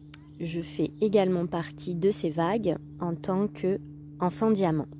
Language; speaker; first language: French; native; French